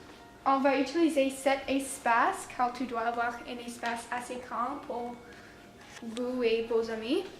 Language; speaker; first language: French; non-native, learner; English